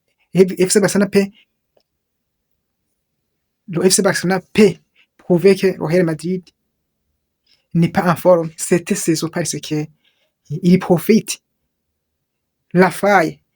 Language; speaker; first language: French; non-native, local second language; Kinyarwanda